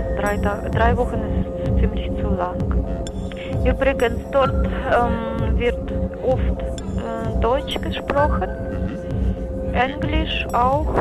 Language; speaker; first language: German; non-native, fluent; Armenian